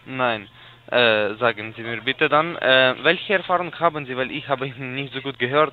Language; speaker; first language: German; non-native, learner; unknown